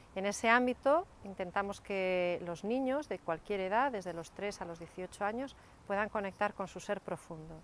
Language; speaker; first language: Spanish; native; Spanish